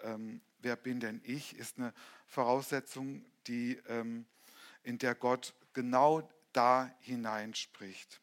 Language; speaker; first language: German; native; German